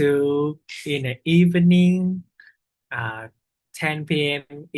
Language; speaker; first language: English; non-native, learner; Vietnamese